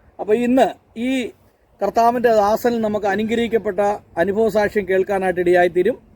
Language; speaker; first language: Malayalam; native; Malayalam